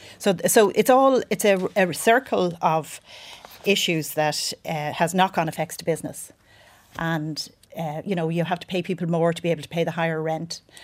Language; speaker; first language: English; native; English